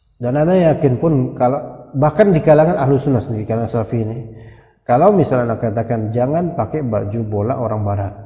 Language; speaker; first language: Indonesian; native; Indonesian